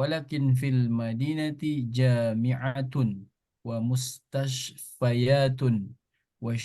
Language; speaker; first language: Arabic; non-native, learner; Indonesian